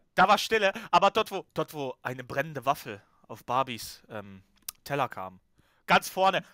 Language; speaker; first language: German; early bilingual, other home language; Ukrainian